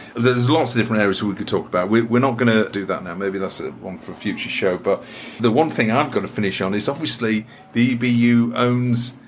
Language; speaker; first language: English; native; English